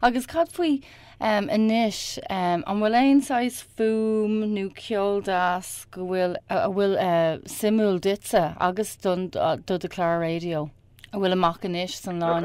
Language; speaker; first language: Irish; non-native, learner; English